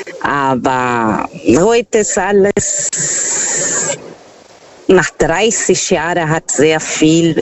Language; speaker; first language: German; non-native, fluent; Portuguese